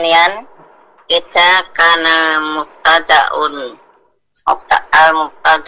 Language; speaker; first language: Arabic; non-native, learner; Indonesian